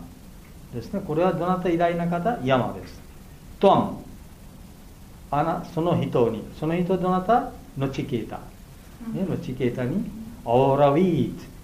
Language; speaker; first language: Japanese; non-native, learner; Bangla